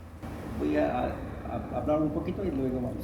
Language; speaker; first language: Spanish; non-native, fluent; Hindi